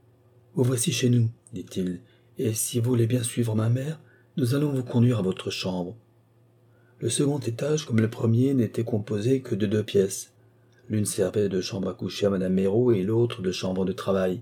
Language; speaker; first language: French; native; French